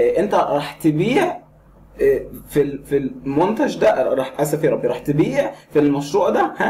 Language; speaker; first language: Arabic; native; Arabic